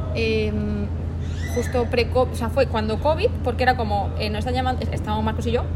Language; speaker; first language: Spanish; native; Spanish